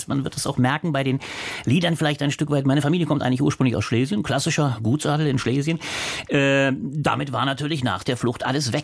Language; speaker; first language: German; native; German